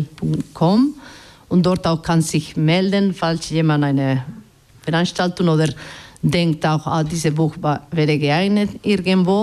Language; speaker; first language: German; non-native, learner; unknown